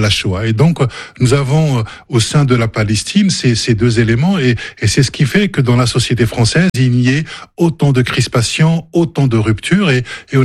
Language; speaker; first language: French; non-native, local second language; Arabic